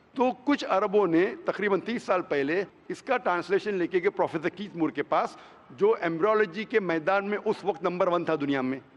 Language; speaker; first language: Hindi; non-native, local second language; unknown